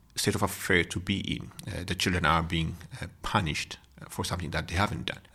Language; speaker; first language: English; non-native, fluent; Amharic